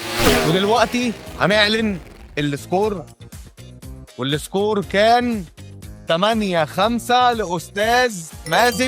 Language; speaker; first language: Arabic; native; Arabic